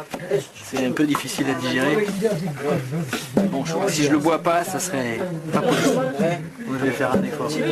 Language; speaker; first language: French; native; French